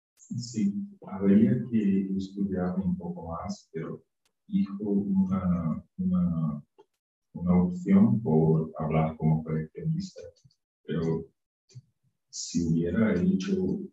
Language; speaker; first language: Spanish; non-native, fluent; Portuguese